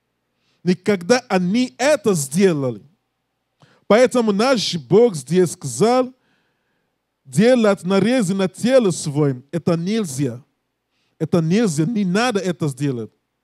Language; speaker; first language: Russian; non-native, learner; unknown